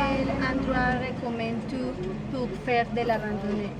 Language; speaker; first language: French; non-native, learner; Spanish